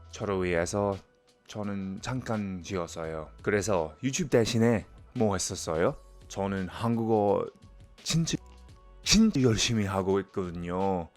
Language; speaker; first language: Korean; non-native, fluent; English